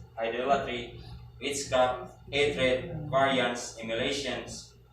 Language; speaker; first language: English; non-native, local second language; Filipino